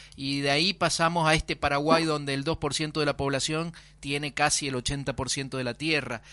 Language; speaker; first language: Spanish; native; Spanish